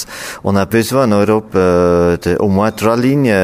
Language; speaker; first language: French; non-native, local second language; German